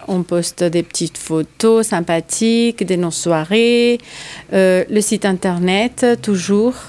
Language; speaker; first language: French; non-native, fluent; Spanish